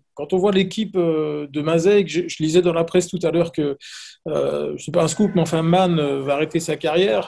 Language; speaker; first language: French; native; French